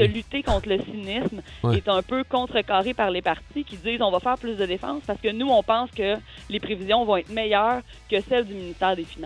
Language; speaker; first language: French; native; French